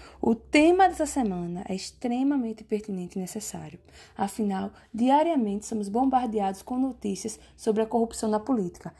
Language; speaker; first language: Portuguese; native; Portuguese